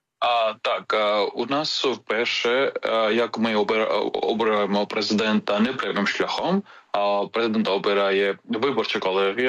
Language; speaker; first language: Ukrainian; non-native, fluent; Georgian